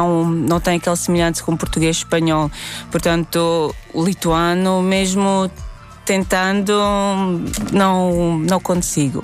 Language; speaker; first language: Portuguese; non-native, fluent; Latvian